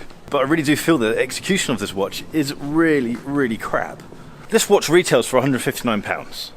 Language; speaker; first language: English; native; English